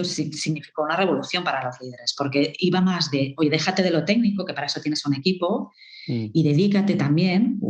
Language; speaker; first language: Spanish; native; Spanish